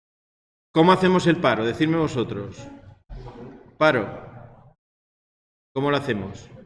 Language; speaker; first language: Spanish; native; Spanish